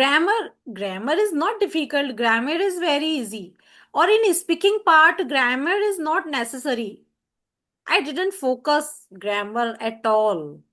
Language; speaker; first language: English; non-native, learner; Hindi